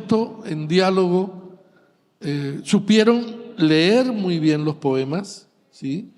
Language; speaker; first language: Spanish; native; Spanish